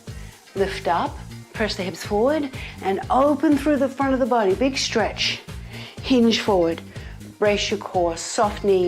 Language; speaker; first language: English; native; English